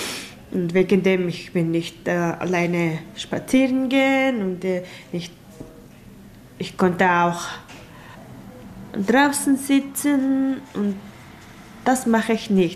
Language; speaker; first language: German; non-native, learner; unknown